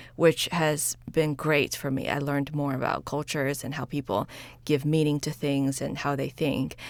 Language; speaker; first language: English; early bilingual, other home language; Chinese